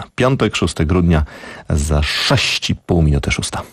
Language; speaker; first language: Polish; native; Polish